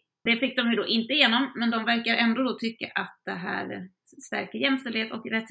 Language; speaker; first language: Swedish; native; Swedish